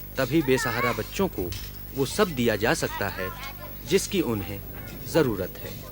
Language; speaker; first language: Hindi; native; Hindi